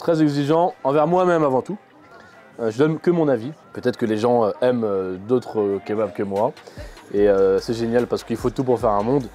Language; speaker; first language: French; native; French